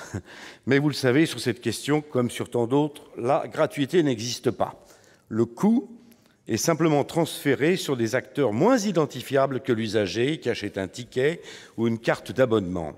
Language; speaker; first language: French; native; French